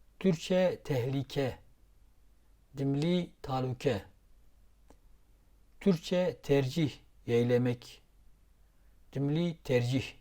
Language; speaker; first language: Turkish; non-native, local second language; Zaza